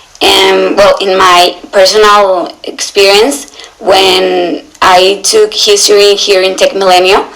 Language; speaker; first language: English; non-native, learner; Spanish